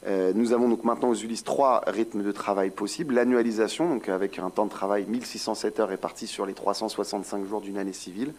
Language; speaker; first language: French; native; French